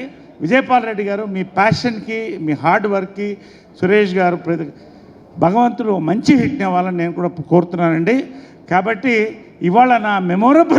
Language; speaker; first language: Telugu; native; Telugu